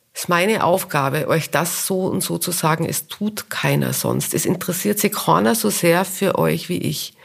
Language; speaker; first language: German; native; German